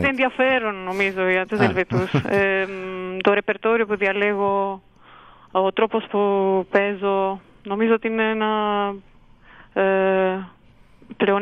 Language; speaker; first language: Greek; early bilingual, heritage; Romanian